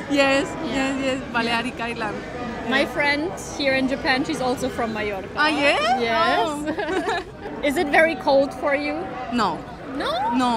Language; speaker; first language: English; non-native, fluent; German